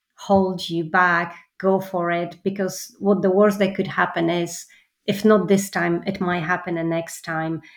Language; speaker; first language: English; non-native, fluent; Polish